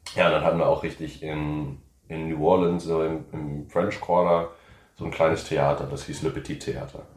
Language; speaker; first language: German; early bilingual, heritage; English